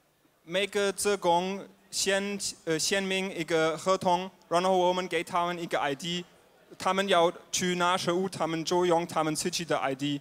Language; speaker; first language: Chinese; non-native, fluent; German